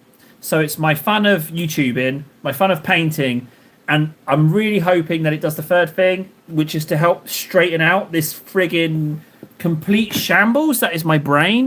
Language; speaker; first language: English; native; English